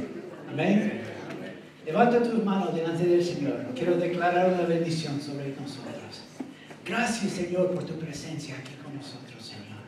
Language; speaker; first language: Spanish; non-native, fluent; English